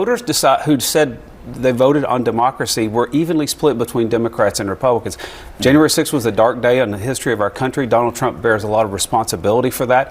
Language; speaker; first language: English; native; English